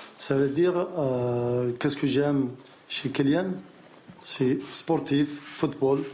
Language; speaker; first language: French; non-native, learner; Arabic